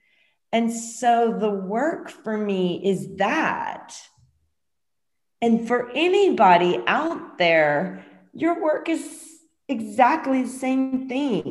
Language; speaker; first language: English; native; English